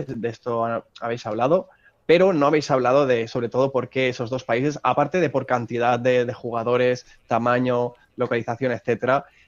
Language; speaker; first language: Spanish; native; Spanish